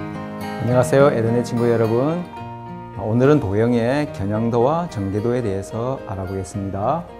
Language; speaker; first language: Korean; native; Korean